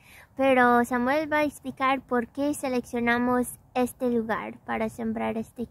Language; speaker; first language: Spanish; non-native, fluent; English